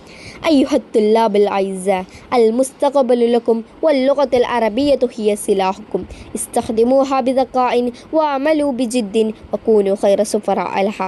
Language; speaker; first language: Arabic; non-native, learner; Malayalam